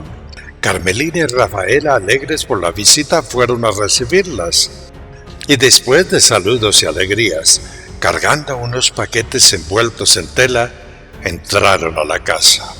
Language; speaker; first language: Spanish; native; Spanish